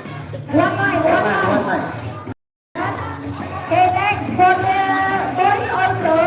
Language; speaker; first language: English; non-native, learner; Indonesian